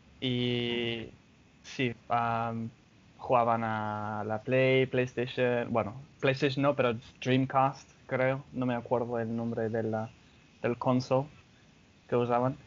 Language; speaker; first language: Spanish; non-native, fluent; English